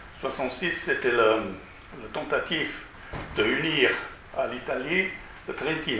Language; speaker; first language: French; non-native, fluent; Italian